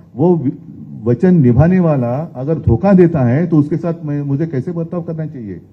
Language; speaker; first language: Hindi; non-native, local second language; Marathi